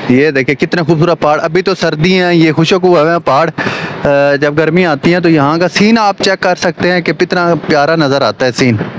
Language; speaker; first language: Urdu; non-native, local second language; Punjabi